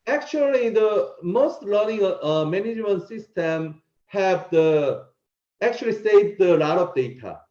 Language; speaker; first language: English; non-native, learner; Korean